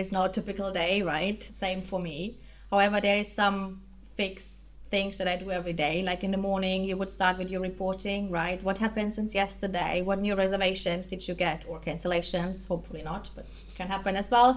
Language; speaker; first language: English; non-native, fluent; German